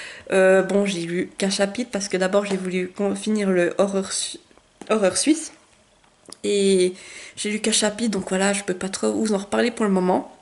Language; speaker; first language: French; native; French